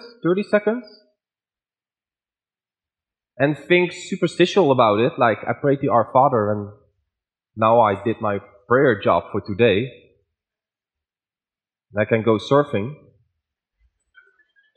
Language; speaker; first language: English; non-native, fluent; Dutch